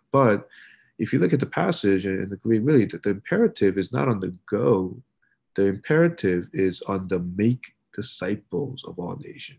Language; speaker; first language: English; early bilingual, other home language; Korean